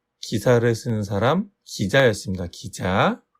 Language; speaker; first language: Korean; native; Korean